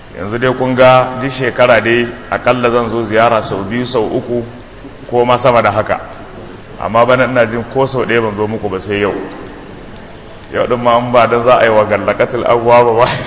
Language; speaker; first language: Hausa; native; Hausa